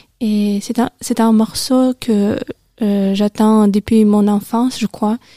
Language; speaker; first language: French; non-native, learner; Russian